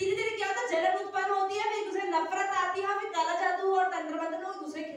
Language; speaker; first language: Hindi; native; Hindi